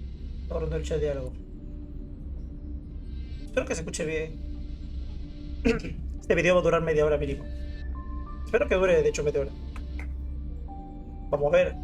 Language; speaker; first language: Spanish; native; Spanish